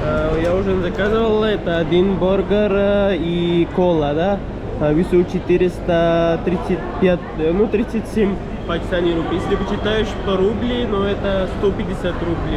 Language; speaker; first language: Russian; non-native, local second language; Kyrgyz